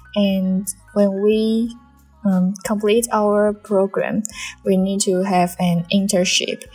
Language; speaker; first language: English; non-native, learner; Chinese